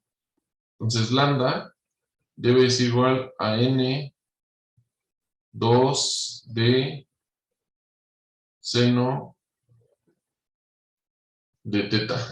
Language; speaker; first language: Spanish; native; Spanish